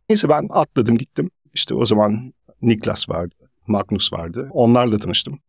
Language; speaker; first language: Turkish; early bilingual, heritage; Turkish